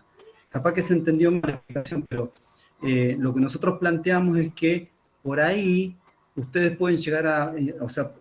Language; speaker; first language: Spanish; native; Spanish